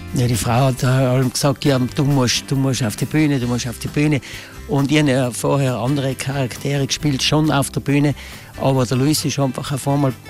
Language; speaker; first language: German; native; German